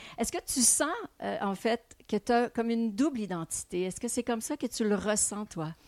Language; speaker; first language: French; native; French